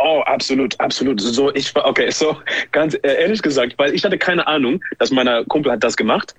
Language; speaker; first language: German; non-native, learner; English